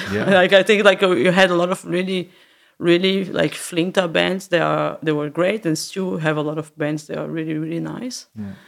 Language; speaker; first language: English; non-native, learner; Portuguese